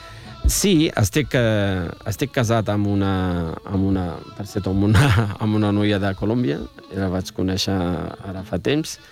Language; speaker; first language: Catalan; non-native, fluent; Riffian